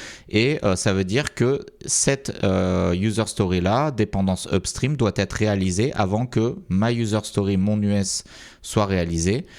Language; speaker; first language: French; native; French